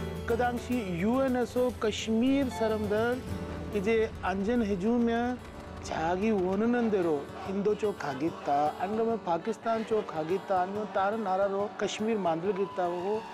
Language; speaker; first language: Korean; non-native, fluent; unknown